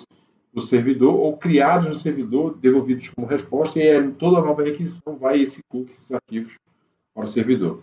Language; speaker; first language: Portuguese; native; Portuguese